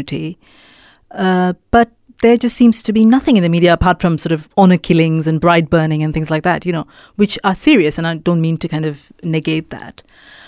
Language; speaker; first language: English; non-native, local second language; Malayalam